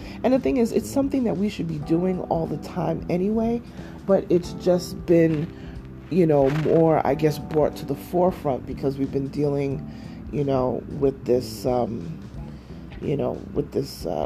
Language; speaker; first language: English; native; English